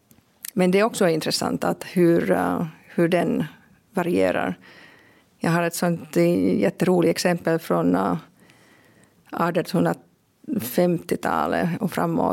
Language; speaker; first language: Swedish; non-native, local second language; Finnish